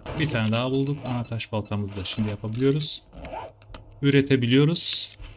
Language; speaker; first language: Turkish; early bilingual, heritage; Turkish